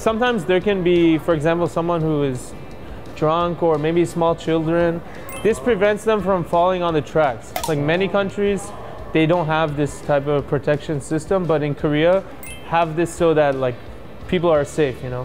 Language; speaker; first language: English; native; English